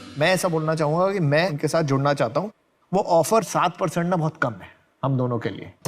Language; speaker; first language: Hindi; native; Hindi